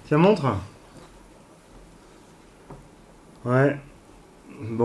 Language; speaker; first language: French; native; French